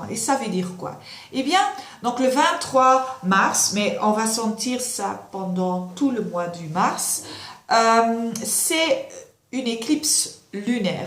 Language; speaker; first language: French; non-native, local second language; Dutch